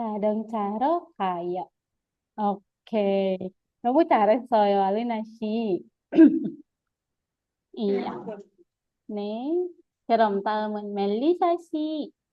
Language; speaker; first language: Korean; non-native, fluent; Indonesian